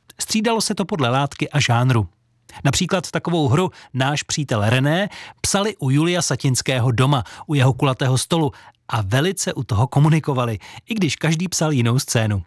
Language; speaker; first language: Czech; native; Czech